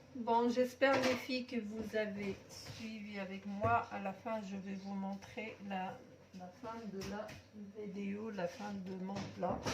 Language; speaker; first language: French; non-native, local second language; Arabic